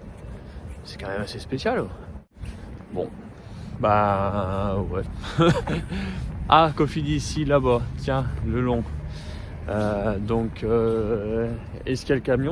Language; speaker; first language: French; native; French